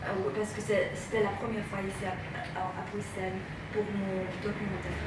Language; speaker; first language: French; non-native, fluent; Chinese